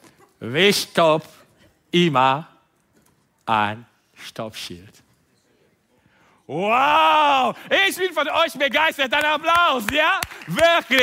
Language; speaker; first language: German; non-native, fluent; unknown